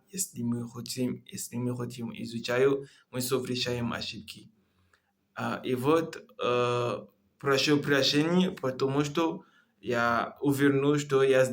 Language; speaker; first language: Russian; non-native, learner; Comorian